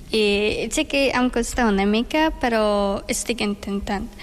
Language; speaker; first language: Catalan; non-native, learner; Persian